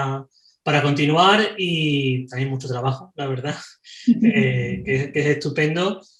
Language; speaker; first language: Spanish; native; Spanish